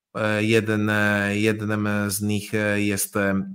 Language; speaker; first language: Polish; non-native, fluent; Italian